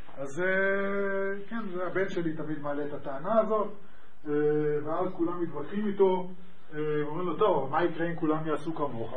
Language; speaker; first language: Hebrew; native; Hebrew